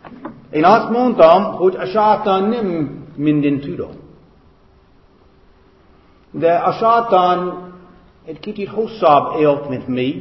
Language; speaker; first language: Hungarian; non-native, fluent; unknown